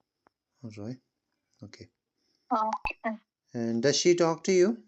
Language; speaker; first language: English; non-native, local second language; Malayalam